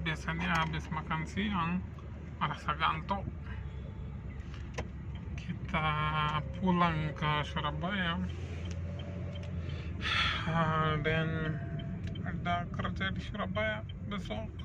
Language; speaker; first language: Indonesian; non-native, learner; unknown